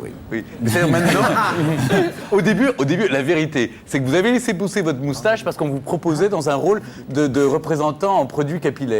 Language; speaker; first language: French; native; French